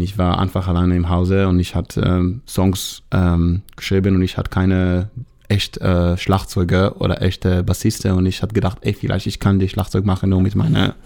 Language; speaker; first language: German; non-native, learner; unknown